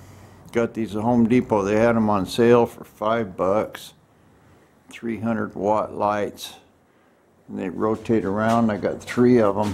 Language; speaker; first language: English; native; English